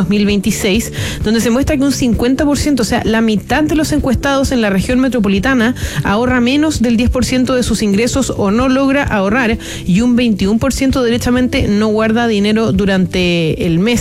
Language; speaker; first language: Spanish; native; Spanish